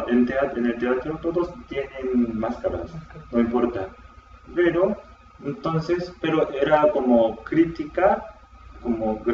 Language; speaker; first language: Spanish; non-native, fluent; Korean